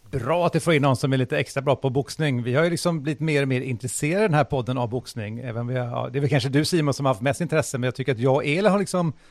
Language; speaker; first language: Swedish; native; Swedish